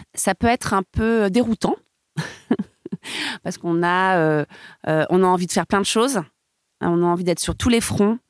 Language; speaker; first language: French; native; French